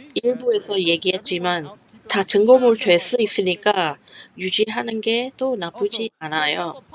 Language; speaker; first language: Korean; non-native, fluent; English